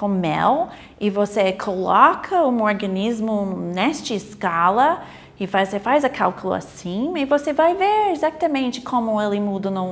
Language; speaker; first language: Portuguese; non-native, fluent; English